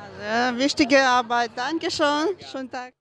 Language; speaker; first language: German; non-native, learner; Ukrainian